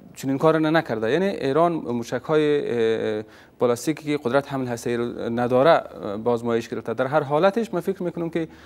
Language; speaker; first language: Persian; native; Persian